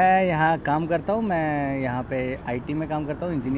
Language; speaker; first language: Hindi; native; Hindi